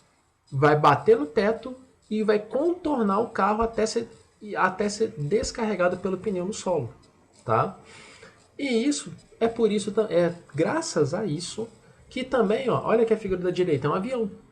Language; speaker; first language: Portuguese; native; Portuguese